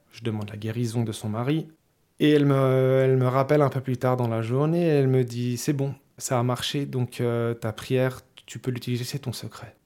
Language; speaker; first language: French; early bilingual, other home language; Spanish